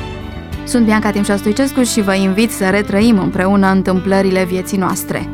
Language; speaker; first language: Romanian; native; Romanian